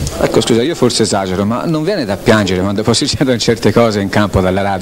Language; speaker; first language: Italian; native; Italian